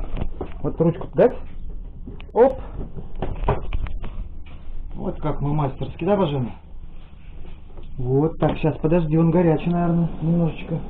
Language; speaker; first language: Russian; native; Russian